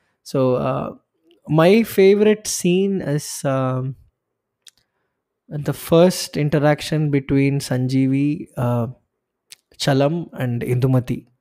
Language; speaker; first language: English; non-native, local second language; Tamil